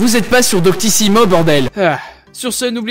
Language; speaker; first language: French; native; French